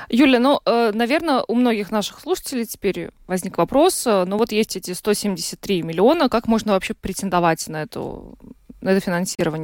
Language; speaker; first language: Russian; native; Russian